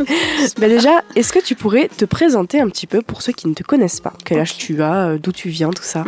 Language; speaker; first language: French; native; French